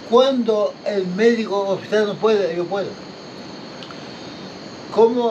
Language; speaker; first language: Spanish; non-native, local second language; Quechua